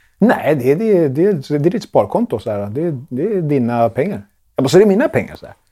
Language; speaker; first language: Swedish; early bilingual, other home language; Spanish